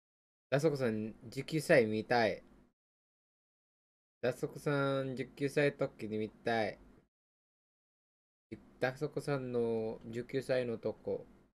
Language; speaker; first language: Japanese; non-native, fluent; English